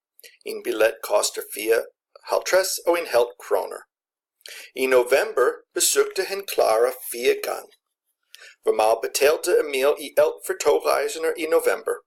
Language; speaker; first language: Danish; non-native, fluent; English